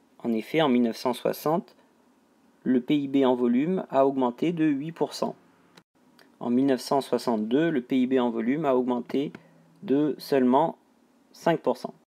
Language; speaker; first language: French; native; French